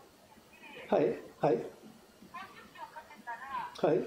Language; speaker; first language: Japanese; non-native, fluent; English